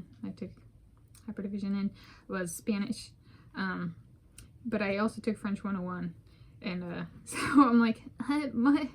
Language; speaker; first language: English; native; English